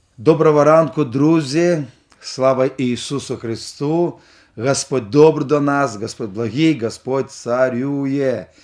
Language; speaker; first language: Ukrainian; non-native, local second language; Russian